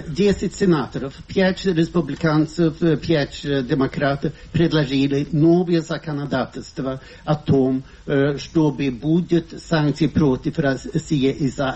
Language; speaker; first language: Russian; non-native, fluent; Swedish